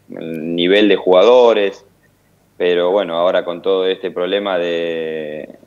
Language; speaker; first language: Spanish; native; Spanish